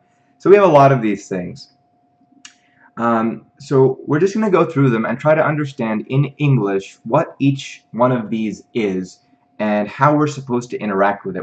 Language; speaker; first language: English; native; English